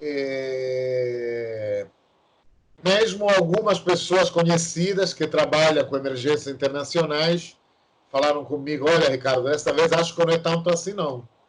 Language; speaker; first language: Portuguese; non-native, fluent; Italian